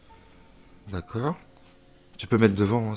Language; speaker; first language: French; native; French